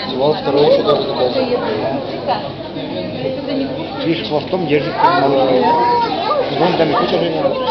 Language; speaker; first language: Russian; native; Russian